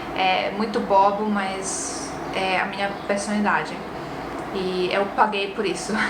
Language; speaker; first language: Portuguese; non-native, fluent; Estonian